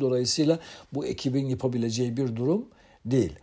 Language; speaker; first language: Turkish; native; Turkish